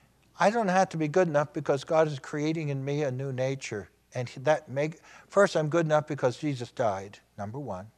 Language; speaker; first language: English; native; English